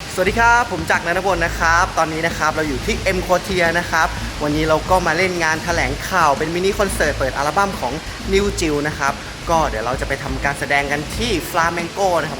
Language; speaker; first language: Thai; native; Thai